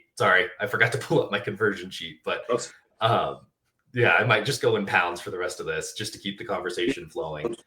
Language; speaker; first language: English; native; English